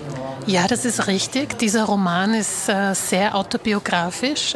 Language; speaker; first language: German; early bilingual, other home language; Slovak